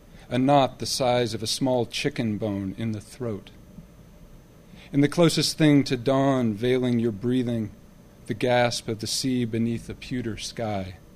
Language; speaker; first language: English; native; English